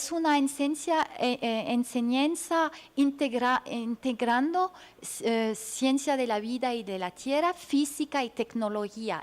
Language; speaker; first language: Spanish; non-native, fluent; French